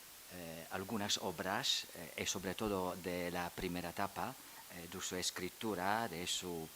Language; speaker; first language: Spanish; non-native, fluent; Polish